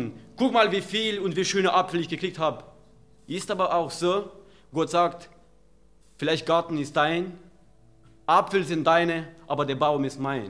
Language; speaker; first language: German; non-native, fluent; Romanian